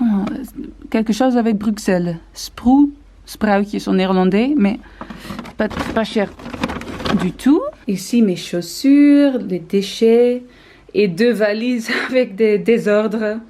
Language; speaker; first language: French; non-native, learner; Dutch